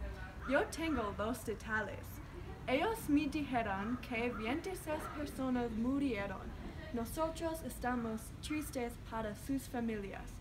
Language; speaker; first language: Spanish; non-native, learner; English